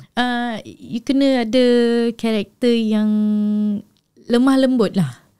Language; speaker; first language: Malay; native; Malay